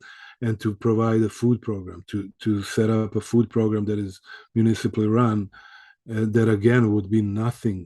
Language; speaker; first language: English; early bilingual, other home language; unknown